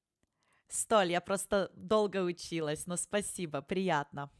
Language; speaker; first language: Russian; early bilingual, heritage; Russian